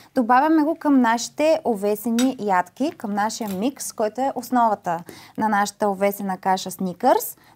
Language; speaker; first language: Bulgarian; native; Bulgarian